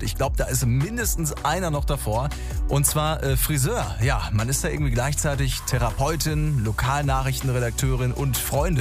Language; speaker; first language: German; native; German